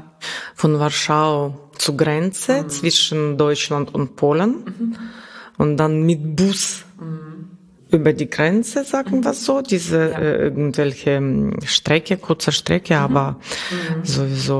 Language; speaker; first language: German; non-native, fluent; Russian